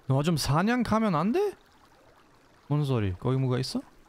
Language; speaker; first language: Korean; non-native, learner; German